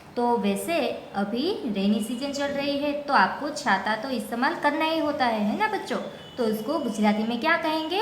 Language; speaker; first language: Hindi; non-native, local second language; Gujarati